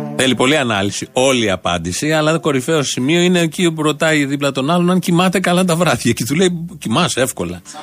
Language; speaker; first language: Greek; native; Greek